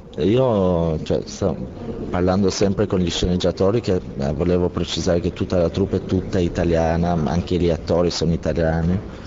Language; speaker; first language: Italian; non-native, fluent; Albanian